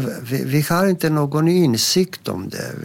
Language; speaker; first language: Swedish; non-native, fluent; Greek